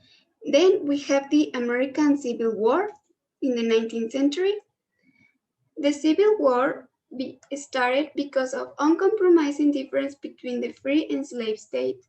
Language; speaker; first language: English; non-native, learner; Spanish